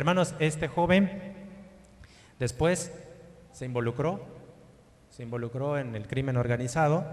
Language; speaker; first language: Spanish; native; Spanish